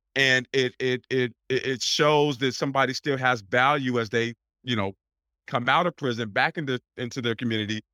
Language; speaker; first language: English; native; English